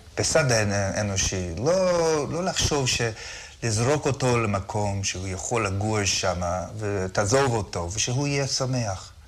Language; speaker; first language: Hebrew; non-native, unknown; English